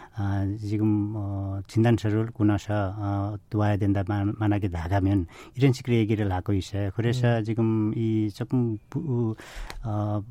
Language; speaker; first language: Korean; non-native, fluent; Nepali